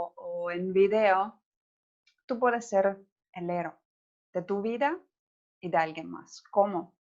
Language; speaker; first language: Spanish; non-native, fluent; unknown